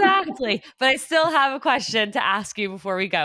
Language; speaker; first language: English; native; English